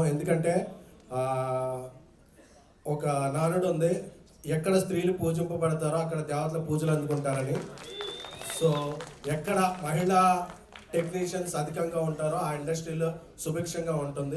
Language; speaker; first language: Telugu; native; Telugu